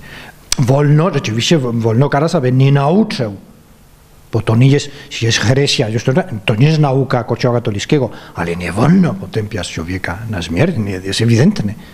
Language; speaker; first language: Polish; non-native, fluent; Spanish